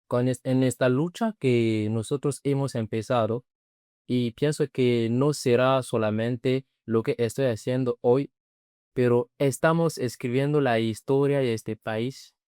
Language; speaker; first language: Spanish; non-native, learner; French